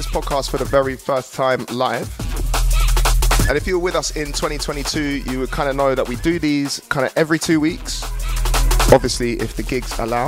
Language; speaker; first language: English; native; English